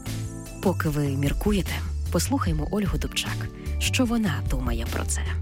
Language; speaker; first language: Ukrainian; native; Ukrainian